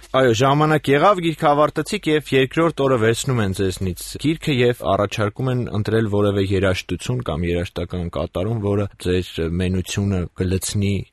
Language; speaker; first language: Armenian; native; Armenian